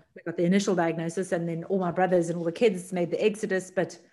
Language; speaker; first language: English; native; English